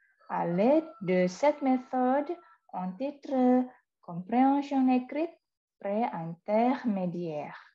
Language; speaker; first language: French; non-native, fluent; Indonesian